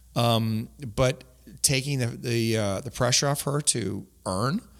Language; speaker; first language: English; native; English